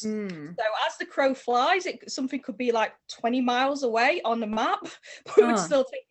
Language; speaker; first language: English; native; English